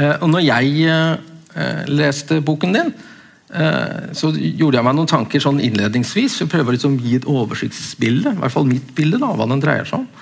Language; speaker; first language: Norwegian; native; Norwegian